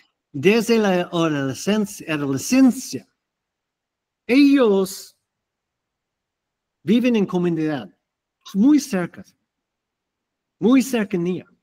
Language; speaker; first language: Spanish; non-native, fluent; English